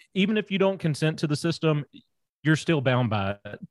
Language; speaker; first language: English; native; English